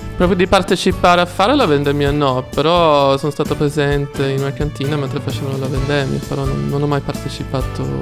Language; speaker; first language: Italian; non-native, fluent; Swedish